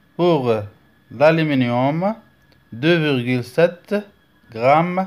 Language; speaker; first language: French; non-native, local second language; Arabic